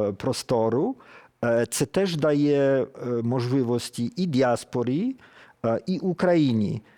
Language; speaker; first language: Ukrainian; early bilingual, heritage; Ukrainian